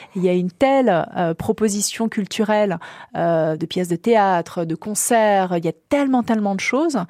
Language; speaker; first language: French; native; French